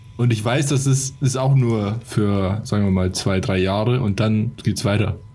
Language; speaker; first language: German; early bilingual, other home language; Polish